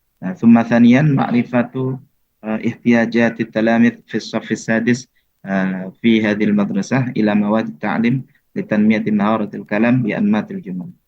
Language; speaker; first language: Arabic; non-native, fluent; Indonesian